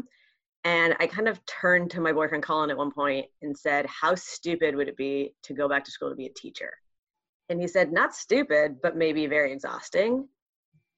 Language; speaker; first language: English; early bilingual, other home language; Spanish